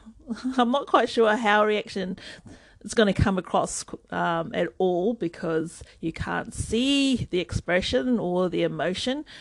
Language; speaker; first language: English; native; English